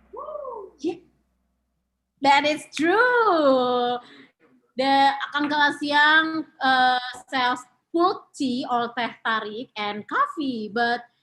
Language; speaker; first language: English; non-native, fluent; Indonesian